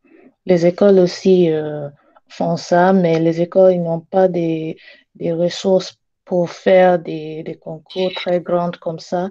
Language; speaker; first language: French; non-native, learner; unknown